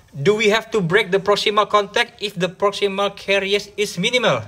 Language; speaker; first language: English; non-native, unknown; Indonesian